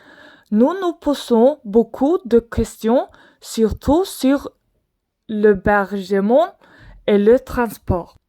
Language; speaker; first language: French; non-native, learner; Swedish